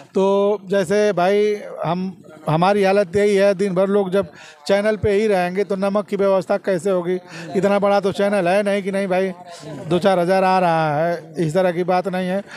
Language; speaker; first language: Hindi; native; Hindi